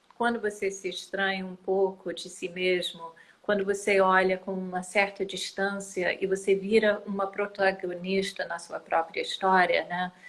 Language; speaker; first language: Portuguese; non-native, fluent; English